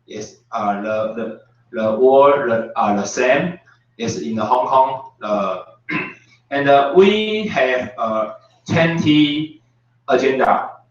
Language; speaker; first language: English; non-native, learner; Chinese